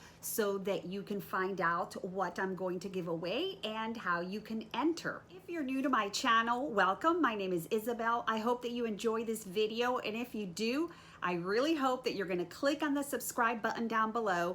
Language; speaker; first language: English; native; English